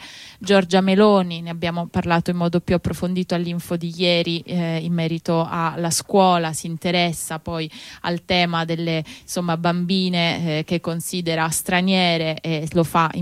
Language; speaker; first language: Italian; native; Italian